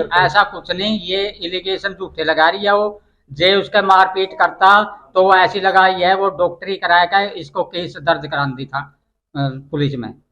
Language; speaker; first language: Hindi; non-native, local second language; Haryanvi